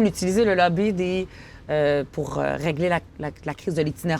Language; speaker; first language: French; native; French